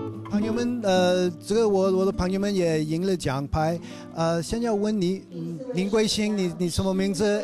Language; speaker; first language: Chinese; non-native, learner; English